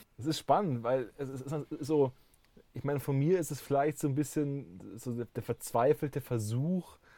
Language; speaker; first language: German; native; German